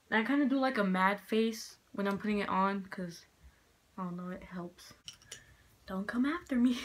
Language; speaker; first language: English; native; English